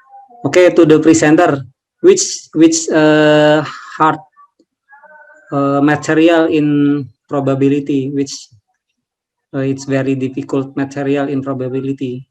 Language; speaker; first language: English; non-native, learner; Indonesian